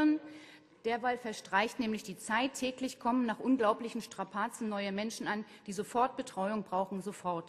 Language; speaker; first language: German; native; German